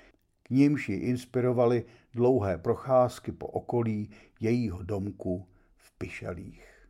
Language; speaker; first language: Czech; native; Czech